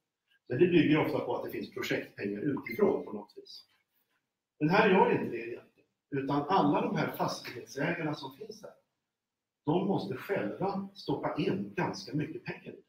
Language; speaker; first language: Swedish; native; Swedish